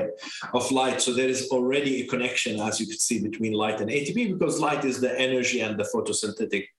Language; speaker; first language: English; non-native, fluent; Arabic